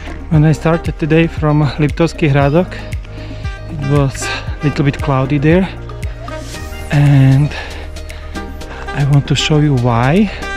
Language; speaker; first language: English; non-native, fluent; Slovak